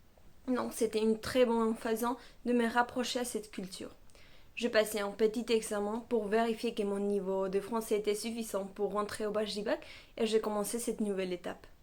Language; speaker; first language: French; non-native, fluent; Spanish